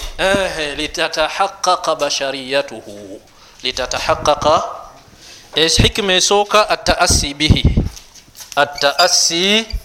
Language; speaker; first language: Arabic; non-native, fluent; Ganda